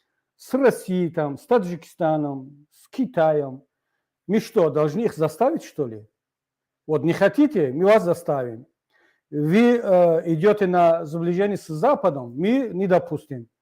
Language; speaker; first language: Russian; non-native, local second language; Tajik